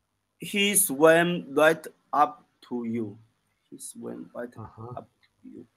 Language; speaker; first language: English; non-native, learner; Chinese